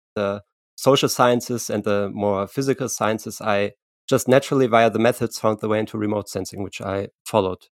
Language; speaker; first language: English; non-native, fluent; German